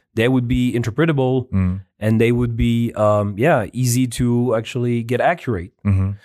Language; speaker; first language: English; non-native, fluent; French